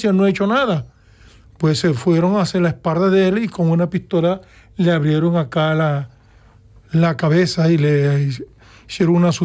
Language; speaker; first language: Spanish; native; Spanish